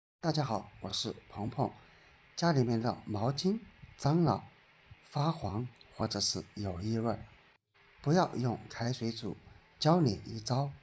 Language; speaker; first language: Chinese; native; Chinese